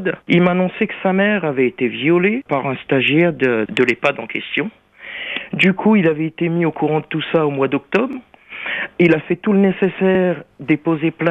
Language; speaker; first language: French; native; French